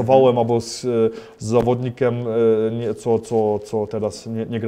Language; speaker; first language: Polish; early bilingual, heritage; Polish